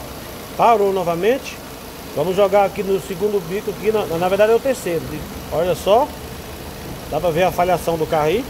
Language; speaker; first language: Portuguese; native; Portuguese